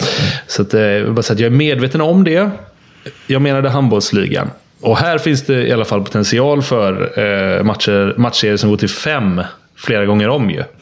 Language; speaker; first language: Swedish; native; Swedish